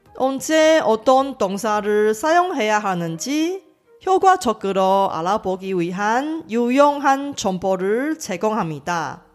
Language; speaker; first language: Korean; non-native, fluent; Chinese